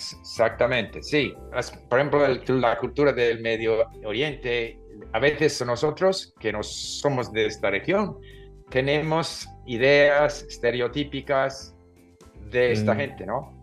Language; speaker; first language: Spanish; non-native, fluent; English